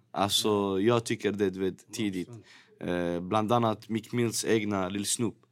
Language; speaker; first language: Swedish; native; Swedish